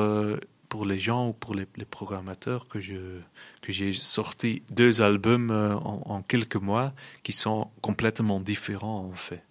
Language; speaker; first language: French; non-native, local second language; Dutch